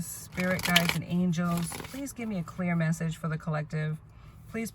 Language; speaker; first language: English; native; English